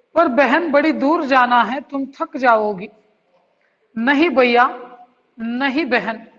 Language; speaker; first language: Hindi; non-native, local second language; Kannada